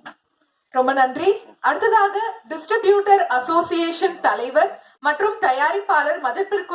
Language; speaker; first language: Tamil; native; Tamil